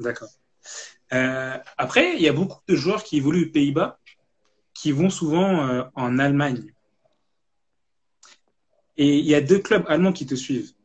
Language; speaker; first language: French; native; French